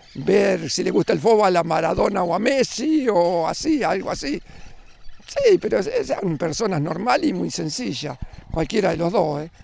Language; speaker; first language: Spanish; native; Spanish